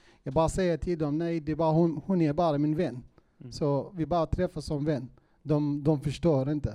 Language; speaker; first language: Swedish; non-native, fluent; Central Kurdish